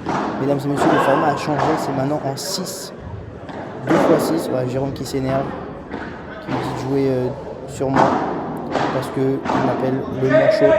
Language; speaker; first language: French; native; French